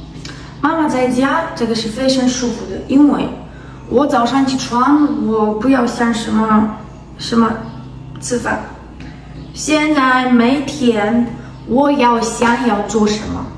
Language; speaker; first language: Chinese; non-native, learner; Ukrainian